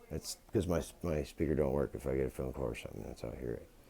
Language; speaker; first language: English; native; English